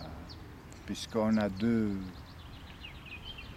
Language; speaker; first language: French; non-native, fluent; Serbian